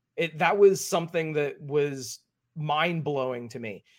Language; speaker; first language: English; native; English